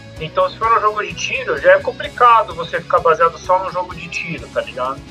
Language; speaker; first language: Portuguese; native; Portuguese